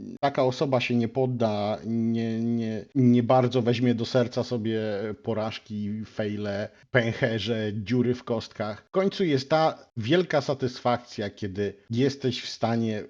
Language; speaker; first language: Polish; native; Polish